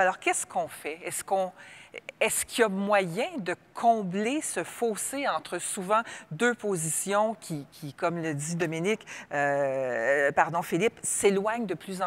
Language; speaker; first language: French; native; French